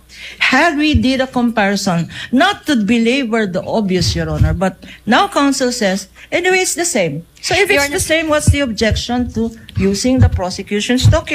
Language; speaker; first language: English; non-native, local second language; Filipino